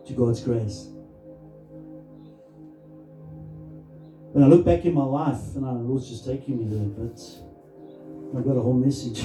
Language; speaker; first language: English; native; English